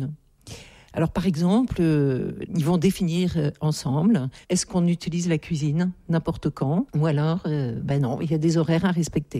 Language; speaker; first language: French; native; French